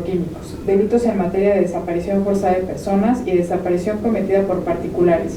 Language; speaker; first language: Spanish; native; Spanish